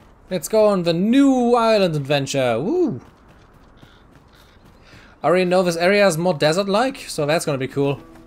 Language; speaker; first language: English; non-native, fluent; German